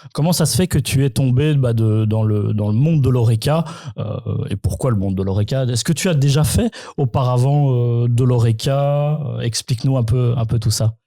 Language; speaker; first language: French; native; French